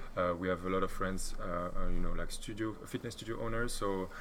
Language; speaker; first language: English; non-native, fluent; French